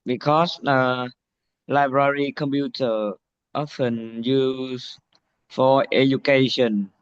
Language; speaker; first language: English; non-native, learner; Vietnamese